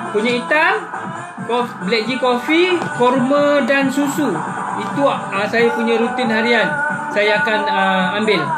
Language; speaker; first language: Malay; non-native, local second language; Buginese